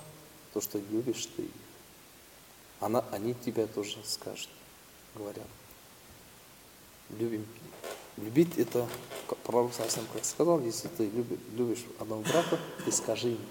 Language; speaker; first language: Russian; non-native, local second language; Tatar